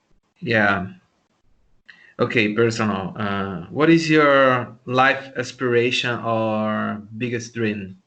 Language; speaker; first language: English; non-native, learner; Portuguese